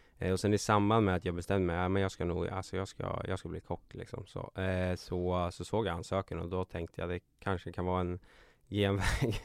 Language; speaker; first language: Swedish; native; Swedish